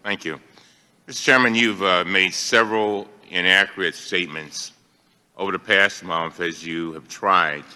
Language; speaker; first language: English; native; English